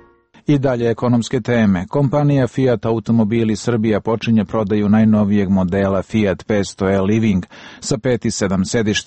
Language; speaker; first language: Serbian; native; Serbian